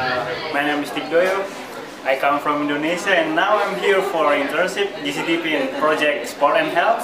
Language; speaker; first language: English; non-native, learner; Indonesian